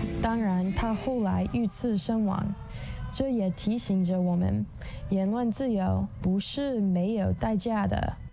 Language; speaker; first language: Chinese; non-native, fluent; English